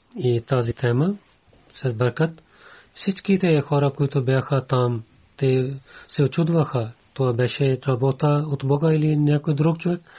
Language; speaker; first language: Bulgarian; non-native, learner; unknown